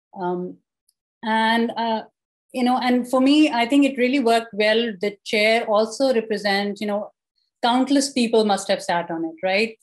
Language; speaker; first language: English; non-native, local second language; Urdu